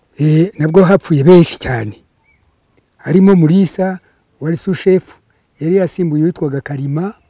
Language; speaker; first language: Kinyarwanda; native; Kinyarwanda